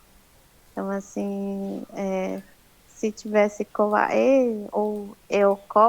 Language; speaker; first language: Portuguese; native; Portuguese